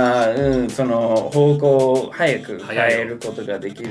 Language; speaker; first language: Japanese; non-native, fluent; English